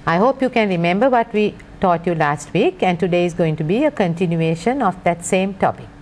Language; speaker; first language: English; non-native, local second language; Sinhala